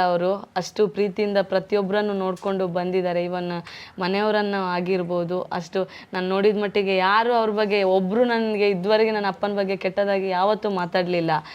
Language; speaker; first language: Kannada; non-native, local second language; Tulu